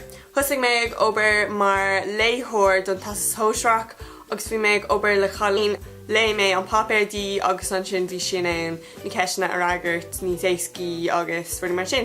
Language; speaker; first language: Irish; non-native, local second language; English